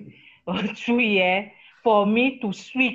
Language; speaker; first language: English; non-native, learner; French